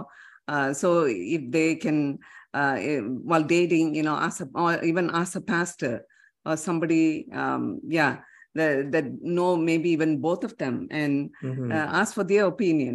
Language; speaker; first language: English; non-native, local second language; Tamil